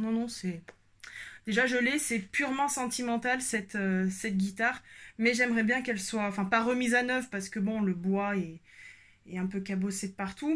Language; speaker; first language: French; native; French